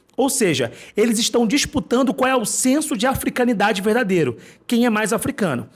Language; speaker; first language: Portuguese; native; Portuguese